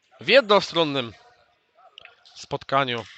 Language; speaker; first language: Polish; native; Polish